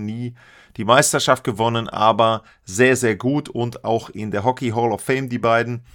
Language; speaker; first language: German; native; German